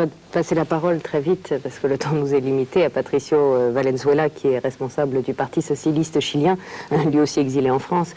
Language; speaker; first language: French; native; French